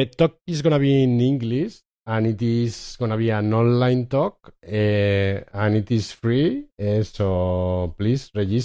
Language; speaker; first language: English; non-native, fluent; Spanish